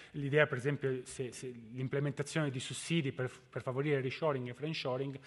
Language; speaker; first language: Italian; native; Italian